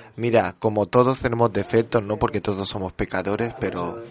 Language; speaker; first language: Spanish; early bilingual, heritage; French